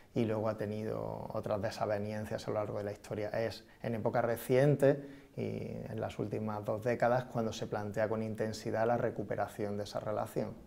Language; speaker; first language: Spanish; native; Spanish